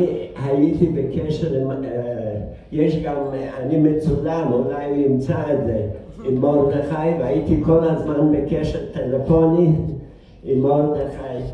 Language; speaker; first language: Hebrew; non-native, fluent; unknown